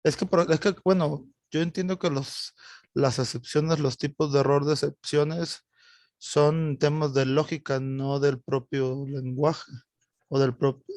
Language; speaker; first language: Spanish; native; Spanish